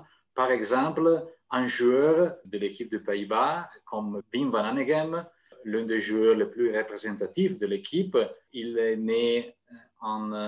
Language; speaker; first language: French; non-native, fluent; Italian